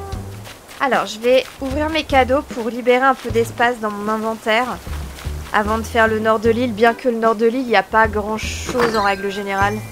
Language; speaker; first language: French; native; French